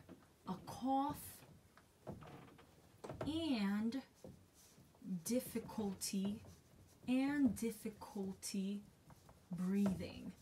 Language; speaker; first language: English; non-native, learner; Haitian Creole